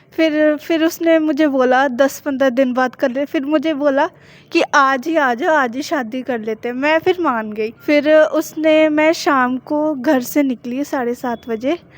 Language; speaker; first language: Hindi; non-native, local second language; Punjabi